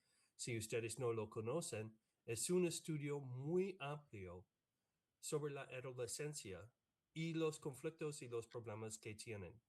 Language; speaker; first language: Spanish; non-native, fluent; English